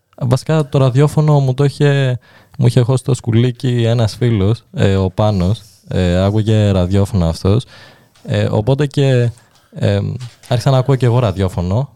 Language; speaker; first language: Greek; early bilingual, other home language; Albanian